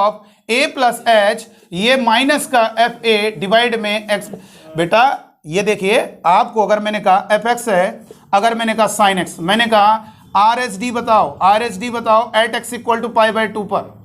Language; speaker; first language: Hindi; native; Hindi